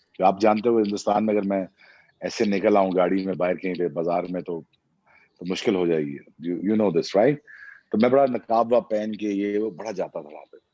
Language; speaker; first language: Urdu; non-native, local second language; Punjabi